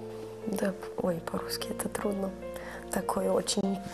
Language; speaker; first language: Russian; early bilingual, heritage; Russian